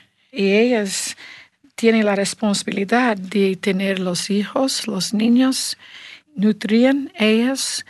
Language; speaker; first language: Spanish; non-native, learner; English